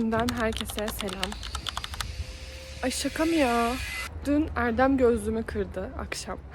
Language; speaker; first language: Turkish; native; Turkish